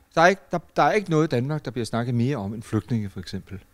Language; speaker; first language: Danish; native; Danish